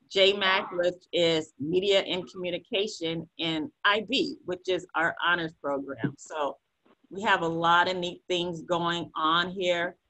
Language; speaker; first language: English; native; English